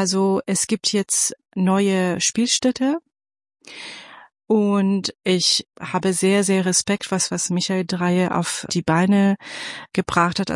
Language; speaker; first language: German; non-native, fluent; Persian